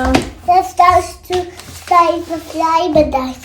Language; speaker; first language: German; early bilingual, other home language; Telugu